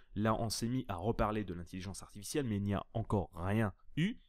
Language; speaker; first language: French; native; French